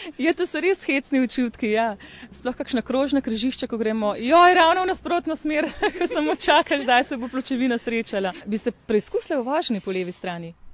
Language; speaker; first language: Slovenian; native; Slovenian